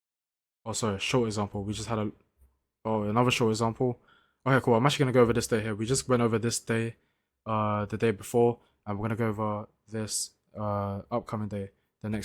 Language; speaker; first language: English; native; English